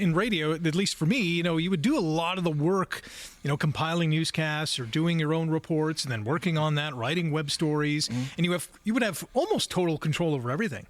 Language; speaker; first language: English; native; English